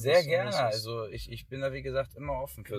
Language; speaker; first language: German; native; German